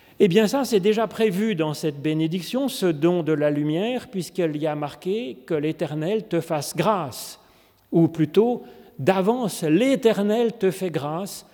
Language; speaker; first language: French; native; French